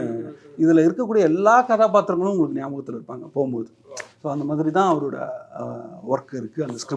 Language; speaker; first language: Tamil; native; Tamil